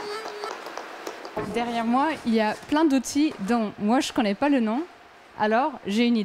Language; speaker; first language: French; non-native, fluent; German